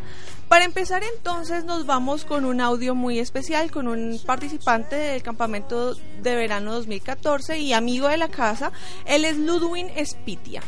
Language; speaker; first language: Spanish; native; Spanish